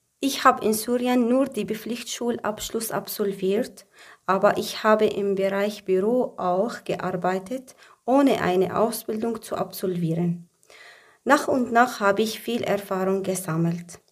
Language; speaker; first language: German; non-native, learner; Arabic